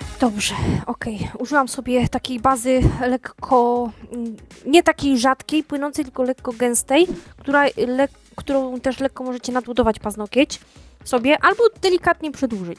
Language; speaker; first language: Polish; native; Polish